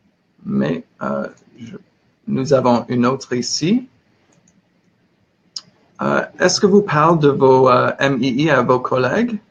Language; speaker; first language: French; non-native, learner; English